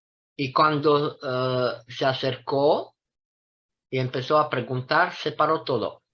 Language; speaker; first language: Spanish; non-native, fluent; Romanian